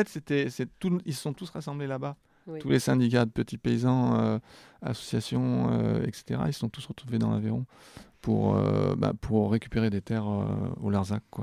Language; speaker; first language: French; native; French